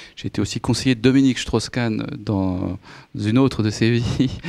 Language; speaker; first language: French; native; French